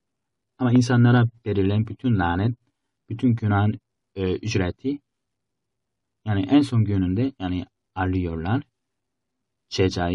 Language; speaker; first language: Turkish; non-native, fluent; Korean